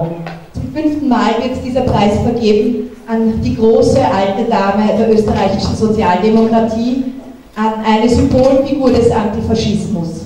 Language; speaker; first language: German; native; German